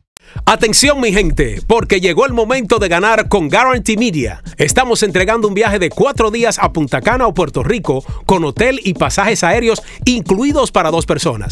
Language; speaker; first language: Spanish; native; Spanish